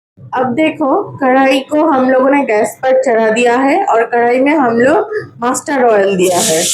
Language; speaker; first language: Hindi; non-native, local second language; Bangla